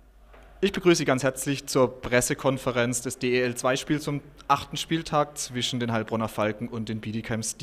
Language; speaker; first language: German; native; German